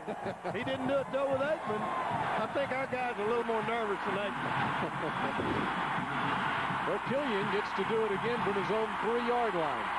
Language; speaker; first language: English; native; English